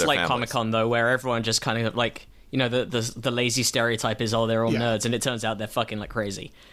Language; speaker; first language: English; native; English